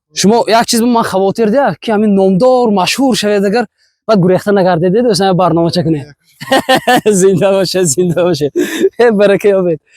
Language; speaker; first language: Tajik; native; Tajik